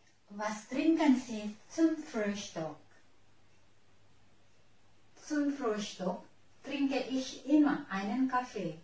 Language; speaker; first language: German; non-native, learner; Indonesian